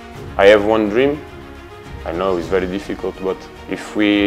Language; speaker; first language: English; non-native, learner; Portuguese